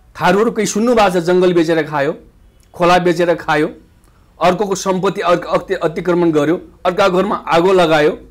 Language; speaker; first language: Nepali; non-native, local second language; Dangaura Tharu